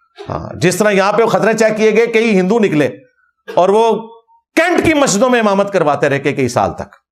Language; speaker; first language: Urdu; non-native, local second language; Punjabi